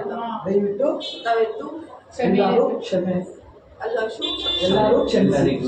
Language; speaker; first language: Kannada; non-native, learner; Hindi